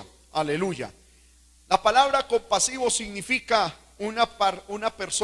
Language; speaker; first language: Spanish; native; Spanish